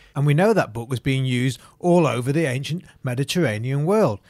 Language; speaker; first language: English; native; English